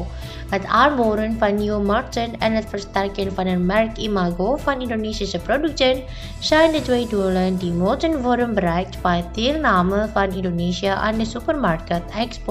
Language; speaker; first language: Dutch; non-native, fluent; Indonesian